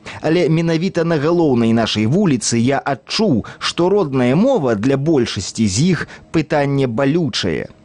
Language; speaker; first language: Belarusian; native; Belarusian